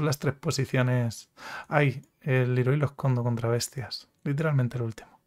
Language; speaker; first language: Spanish; native; Spanish